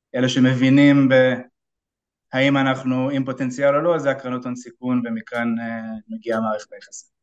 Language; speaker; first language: Hebrew; native; Hebrew